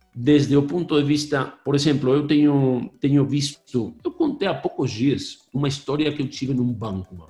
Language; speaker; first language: Portuguese; non-native, fluent; Spanish